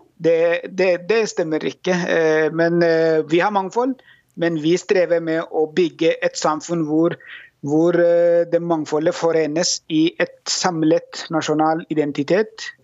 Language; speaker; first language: Norwegian; non-native, fluent; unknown